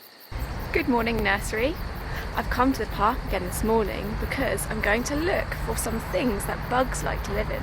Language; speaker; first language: English; native; English